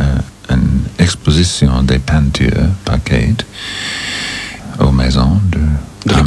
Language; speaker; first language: French; non-native, learner; English